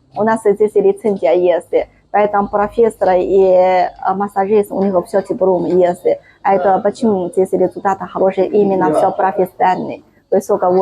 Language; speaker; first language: Russian; non-native, learner; Chinese